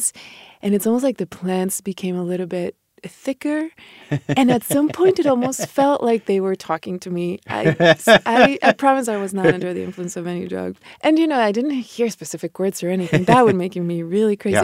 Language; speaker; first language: English; non-native, fluent; Spanish